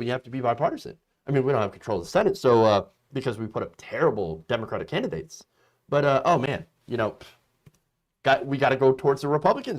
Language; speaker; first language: English; native; English